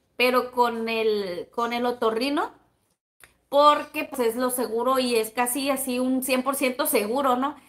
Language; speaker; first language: Spanish; native; Spanish